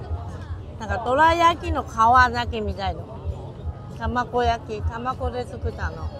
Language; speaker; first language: Japanese; non-native, fluent; Chinese